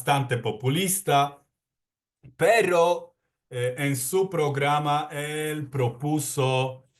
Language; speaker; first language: Spanish; non-native, fluent; Polish